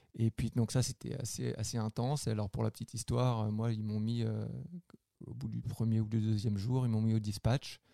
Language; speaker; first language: French; native; French